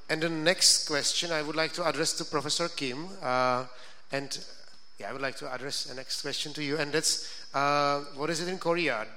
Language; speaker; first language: English; non-native, fluent; Czech